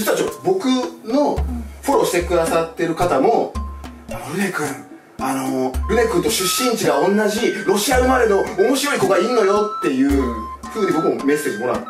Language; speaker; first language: Japanese; early bilingual, other home language; French